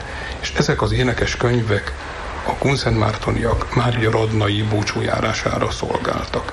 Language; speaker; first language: Hungarian; native; Hungarian